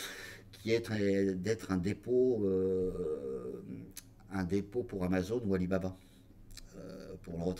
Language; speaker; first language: French; native; French